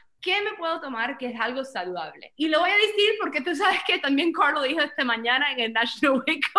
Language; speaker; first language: Spanish; early bilingual, heritage; Spanish